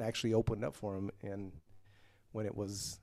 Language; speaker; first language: English; native; English